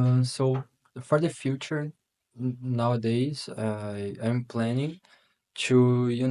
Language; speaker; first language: English; non-native, learner; Portuguese